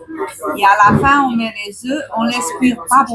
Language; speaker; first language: French; non-native, fluent; Portuguese